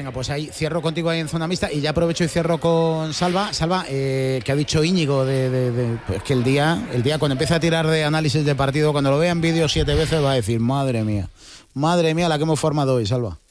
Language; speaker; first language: Spanish; native; Spanish